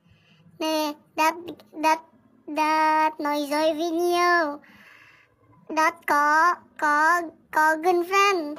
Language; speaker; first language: Vietnamese; non-native, learner; Indonesian